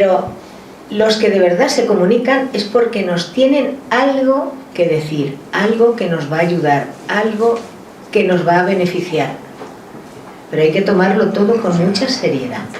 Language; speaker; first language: Spanish; native; Spanish